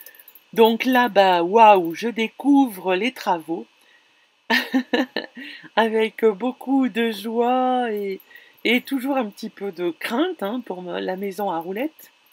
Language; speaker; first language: French; native; French